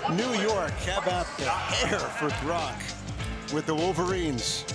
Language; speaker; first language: English; native; English